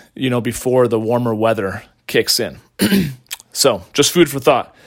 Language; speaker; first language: English; native; English